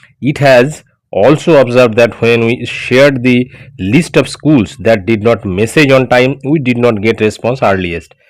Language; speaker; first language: English; non-native, local second language; Bangla